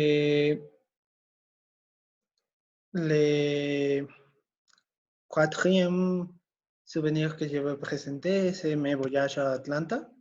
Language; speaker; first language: French; non-native, learner; Spanish